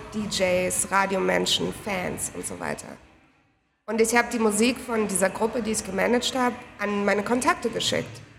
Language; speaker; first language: German; native; German